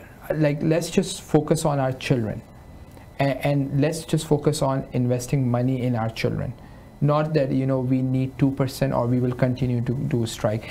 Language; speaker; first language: English; non-native, local second language; Hindi